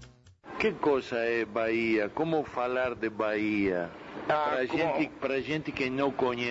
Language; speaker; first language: Portuguese; non-native, fluent; Spanish